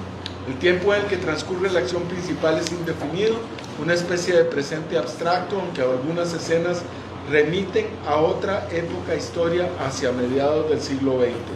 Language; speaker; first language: Spanish; native; Spanish